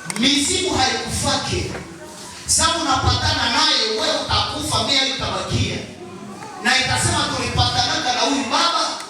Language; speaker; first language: Swahili; native; Swahili